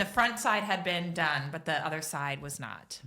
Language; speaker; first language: English; native; English